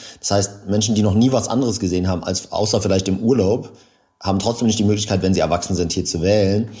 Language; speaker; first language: German; native; German